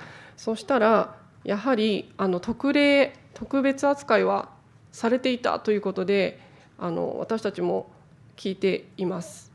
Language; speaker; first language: Japanese; native; Japanese